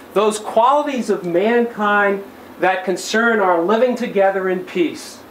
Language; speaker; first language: English; native; English